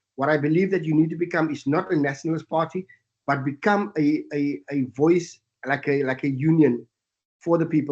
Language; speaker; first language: English; non-native, local second language; Afrikaans